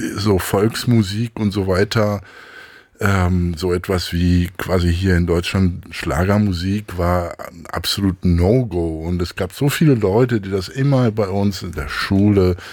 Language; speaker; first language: German; non-native, fluent; Greek